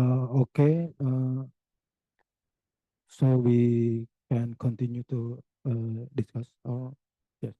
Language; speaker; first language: English; non-native, learner; Indonesian